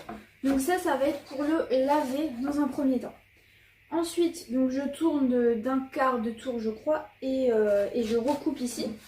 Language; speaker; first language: French; native; French